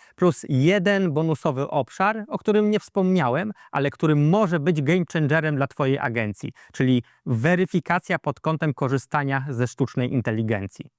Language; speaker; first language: Polish; native; Polish